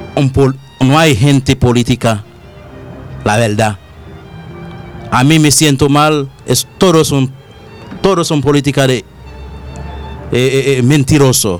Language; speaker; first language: Spanish; non-native, learner; Haitian Creole